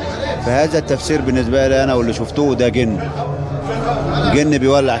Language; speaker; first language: Arabic; native; Arabic